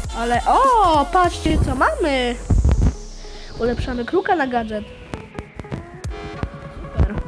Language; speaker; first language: Polish; native; Polish